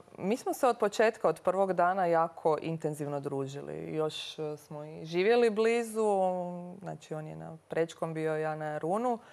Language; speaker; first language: Croatian; native; Croatian